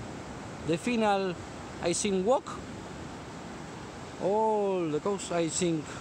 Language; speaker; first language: English; non-native, learner; Spanish